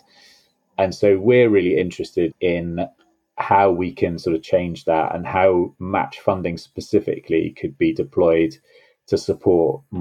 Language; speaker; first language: English; native; English